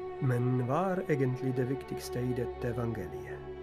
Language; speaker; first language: Norwegian; non-native, fluent; Polish